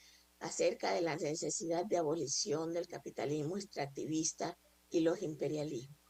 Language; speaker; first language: Spanish; native; Spanish